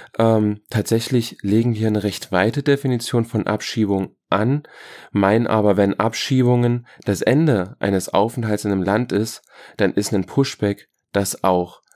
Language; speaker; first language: German; native; German